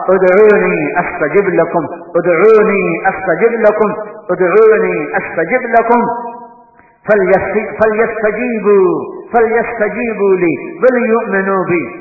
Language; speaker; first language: Urdu; non-native, local second language; Punjabi